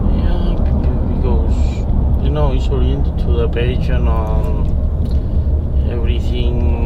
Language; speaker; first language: English; non-native, learner; Spanish